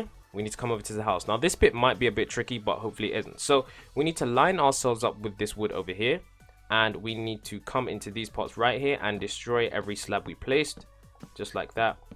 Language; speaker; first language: English; native; English